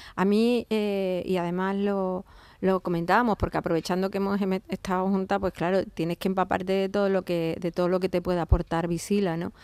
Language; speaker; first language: Spanish; native; Spanish